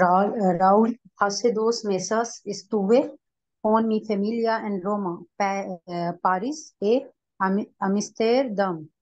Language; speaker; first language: Spanish; non-native, learner; Urdu